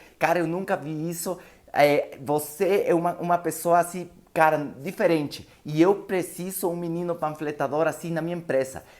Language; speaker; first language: Portuguese; non-native, fluent; Spanish